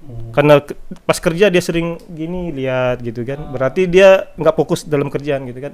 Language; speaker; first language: Indonesian; native; Indonesian